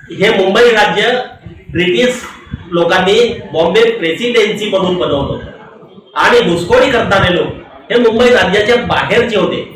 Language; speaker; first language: Marathi; non-native, local second language; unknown